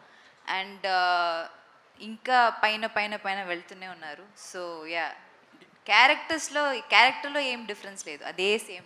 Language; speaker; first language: Telugu; non-native, fluent; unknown